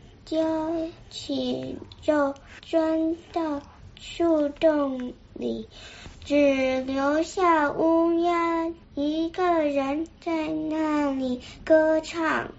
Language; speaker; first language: Chinese; early bilingual, other home language; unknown